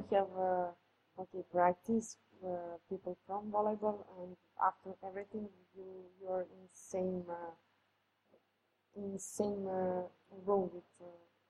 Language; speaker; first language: English; non-native, fluent; Serbian